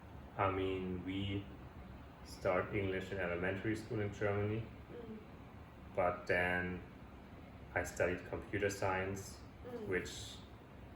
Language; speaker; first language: English; non-native, fluent; German